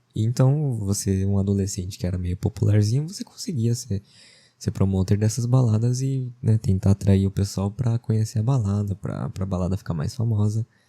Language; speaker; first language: Portuguese; early bilingual, other home language; Japanese